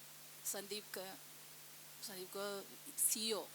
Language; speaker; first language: Hindi; non-native, local second language; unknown